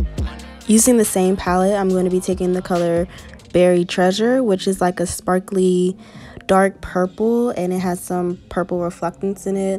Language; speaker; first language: English; native; English